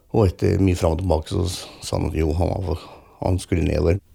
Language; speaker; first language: Norwegian; early bilingual, other home language; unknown